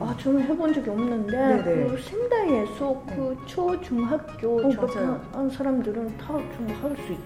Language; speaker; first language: Korean; non-native, fluent; Japanese